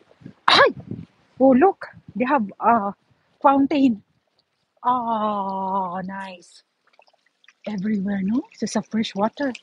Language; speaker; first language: English; non-native, learner; Filipino